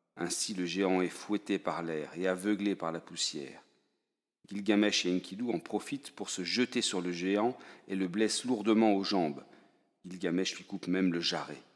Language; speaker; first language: French; native; French